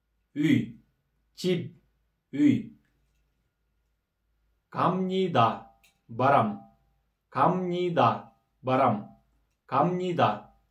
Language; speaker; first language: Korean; non-native, fluent; Kyrgyz